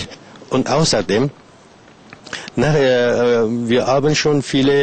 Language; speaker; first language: German; non-native, learner; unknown